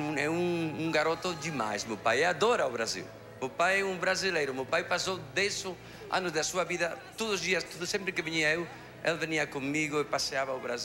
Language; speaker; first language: Portuguese; non-native, learner; Spanish